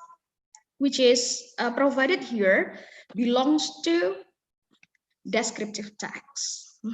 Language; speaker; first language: English; non-native, fluent; Indonesian